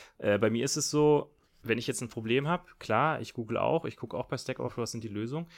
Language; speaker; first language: German; native; German